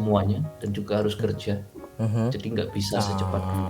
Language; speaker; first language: Indonesian; native; Indonesian